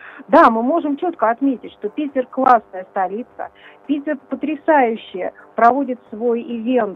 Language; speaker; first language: Russian; native; Russian